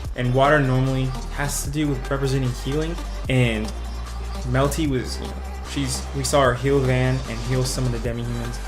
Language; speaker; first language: English; native; English